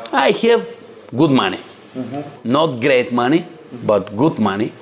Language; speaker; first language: English; non-native, learner; Bulgarian